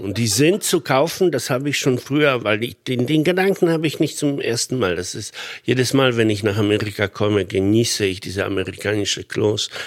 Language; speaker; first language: German; non-native, fluent; Polish